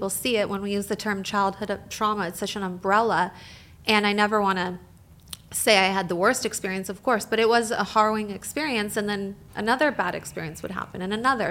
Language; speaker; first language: English; native; English